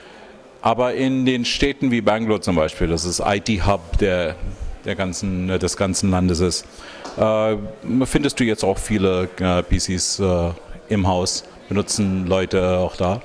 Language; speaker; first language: German; non-native, fluent; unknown